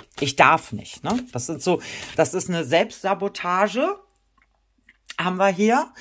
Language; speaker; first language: German; native; German